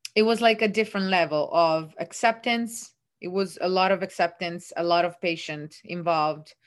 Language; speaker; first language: English; non-native, fluent; Italian